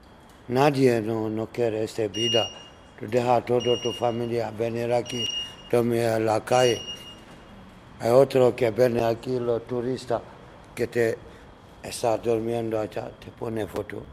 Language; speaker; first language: Spanish; non-native, learner; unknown